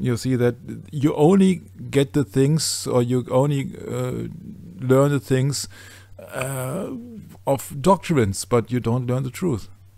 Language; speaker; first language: English; non-native, fluent; German